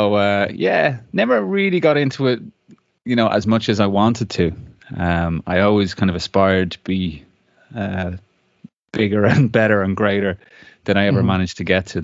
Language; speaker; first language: English; native; English